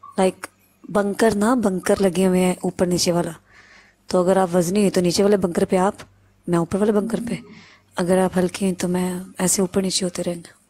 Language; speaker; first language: Urdu; non-native, local second language; Punjabi